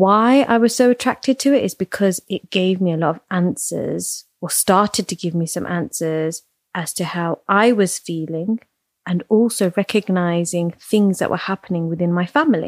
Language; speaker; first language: English; native; English